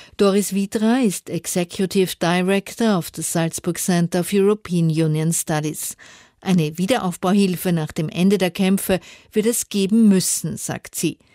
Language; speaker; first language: German; native; German